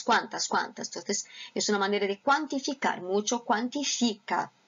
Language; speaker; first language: Spanish; non-native, fluent; Portuguese